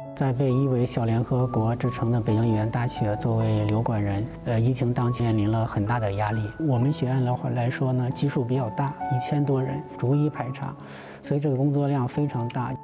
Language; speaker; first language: Chinese; native; Chinese